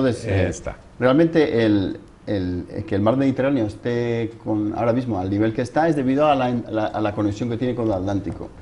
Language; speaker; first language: Spanish; native; Spanish